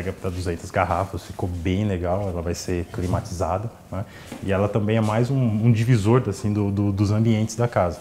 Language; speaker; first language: Portuguese; native; Portuguese